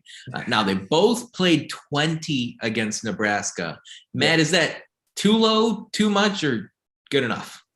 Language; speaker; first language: English; native; English